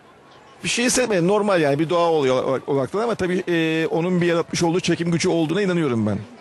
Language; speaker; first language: Turkish; native; Turkish